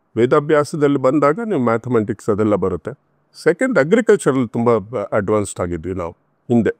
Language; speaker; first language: Kannada; non-native, local second language; Tamil